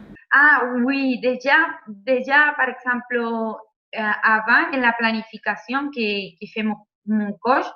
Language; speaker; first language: French; non-native, fluent; Spanish